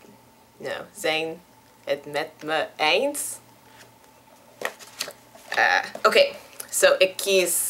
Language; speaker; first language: Dutch; non-native, learner; English